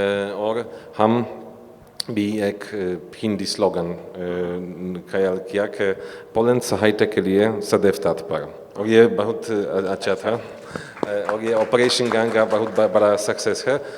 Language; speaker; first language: Hindi; non-native, learner; Polish